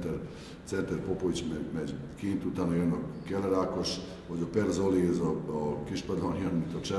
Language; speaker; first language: Hungarian; non-native, learner; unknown